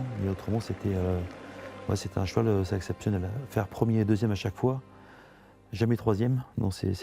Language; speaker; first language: French; native; French